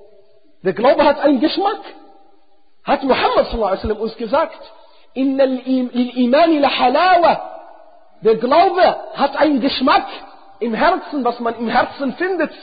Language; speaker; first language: German; non-native, fluent; Arabic